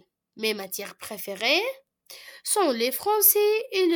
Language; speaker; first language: French; non-native, learner; Arabic